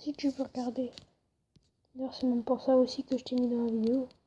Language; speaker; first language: French; native; French